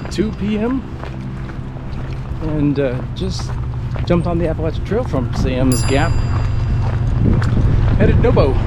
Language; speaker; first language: English; native; English